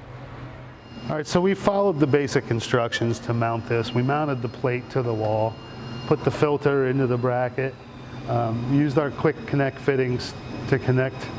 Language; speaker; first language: English; native; English